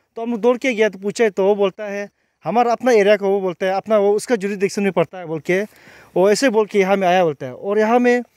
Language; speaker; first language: Hindi; non-native, local second language; Nyishi